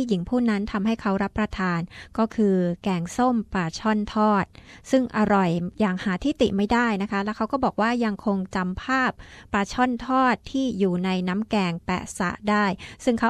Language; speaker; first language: Thai; native; Thai